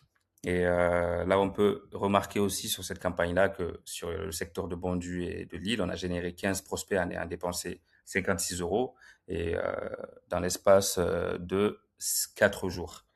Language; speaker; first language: French; native; French